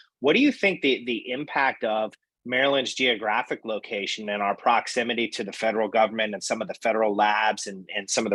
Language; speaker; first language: English; native; English